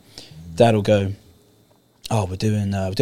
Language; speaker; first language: English; native; English